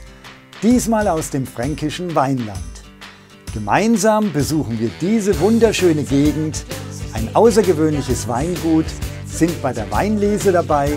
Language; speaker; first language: German; native; German